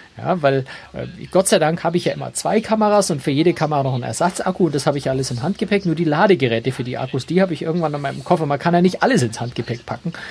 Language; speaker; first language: German; native; German